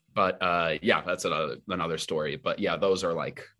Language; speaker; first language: English; early bilingual, other home language; Spanish